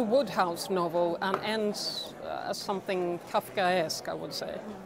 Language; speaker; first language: English; non-native, fluent; Swedish